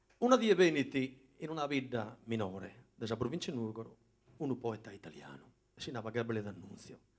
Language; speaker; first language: Italian; non-native, local second language; Sardinian